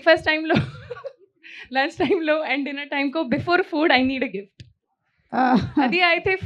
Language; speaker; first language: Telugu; non-native, fluent; Hindi